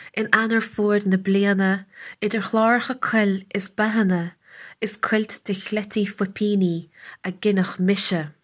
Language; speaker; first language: Irish; native; Irish